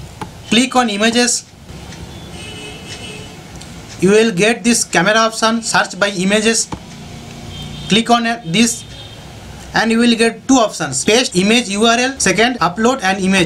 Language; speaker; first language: English; non-native, local second language; Hindi